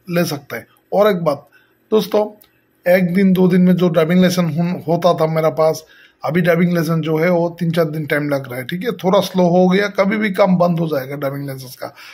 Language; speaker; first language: Hindi; non-native, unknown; Bangla